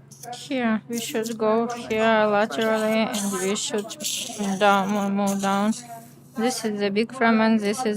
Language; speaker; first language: English; non-native, learner; Ukrainian